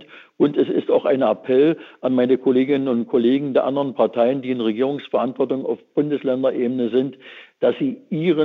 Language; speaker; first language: German; native; German